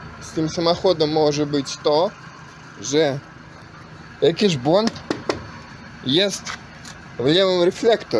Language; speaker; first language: Polish; non-native, learner; Ukrainian